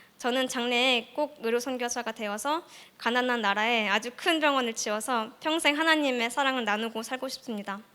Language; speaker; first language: Korean; early bilingual, heritage; Korean